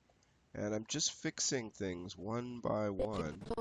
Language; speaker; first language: English; native; English